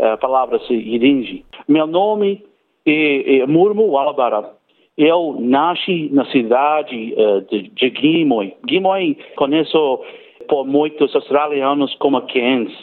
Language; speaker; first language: Portuguese; non-native, learner; English